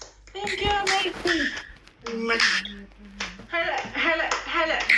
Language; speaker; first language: English; non-native, fluent; Persian